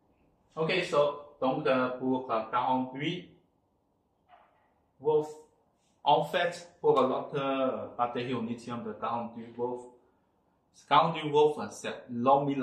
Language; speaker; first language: French; non-native, fluent; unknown